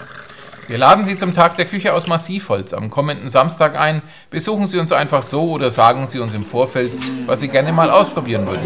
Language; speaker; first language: German; native; German